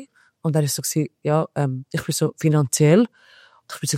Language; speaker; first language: German; early bilingual, other home language; Albanian